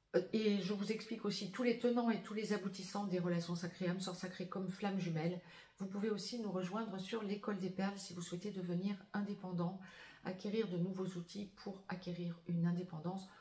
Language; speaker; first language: French; native; French